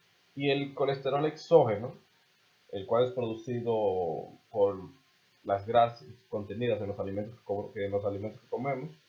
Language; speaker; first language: Spanish; native; Spanish